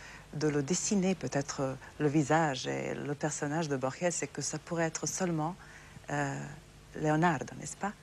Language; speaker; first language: French; non-native, fluent; Serbian